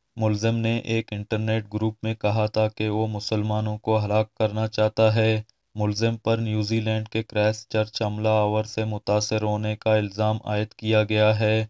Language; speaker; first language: Urdu; non-native, local second language; Baluchi